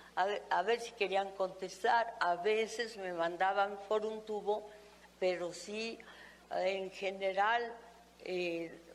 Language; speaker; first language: Spanish; early bilingual, other home language; French